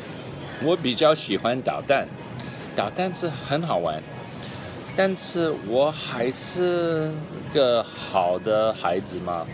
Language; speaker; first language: Chinese; early bilingual, heritage; English